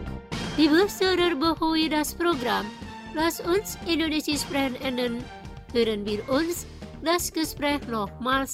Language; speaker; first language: German; non-native, learner; Indonesian